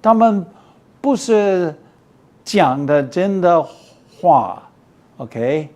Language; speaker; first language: Chinese; non-native, fluent; English